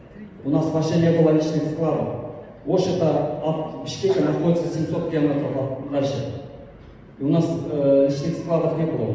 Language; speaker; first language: Russian; non-native, local second language; Kyrgyz